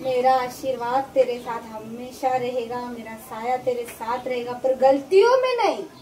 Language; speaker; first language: Hindi; non-native, local second language; Marathi